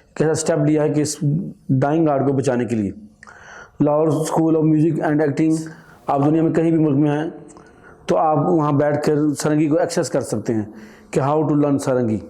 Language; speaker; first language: Urdu; non-native, local second language; Punjabi